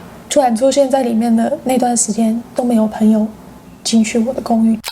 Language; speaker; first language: Chinese; non-native, fluent; English